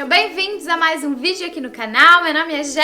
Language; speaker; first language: Portuguese; native; Portuguese